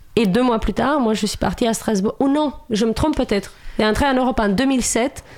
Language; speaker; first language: French; non-native, fluent; Romanian